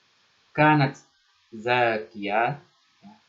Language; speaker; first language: Arabic; non-native, fluent; Indonesian